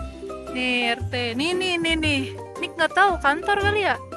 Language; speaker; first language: Indonesian; native; Indonesian